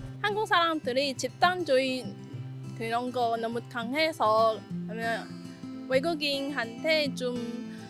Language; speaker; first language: Korean; non-native, learner; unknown